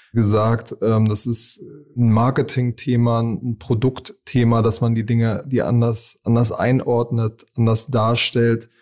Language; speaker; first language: German; native; German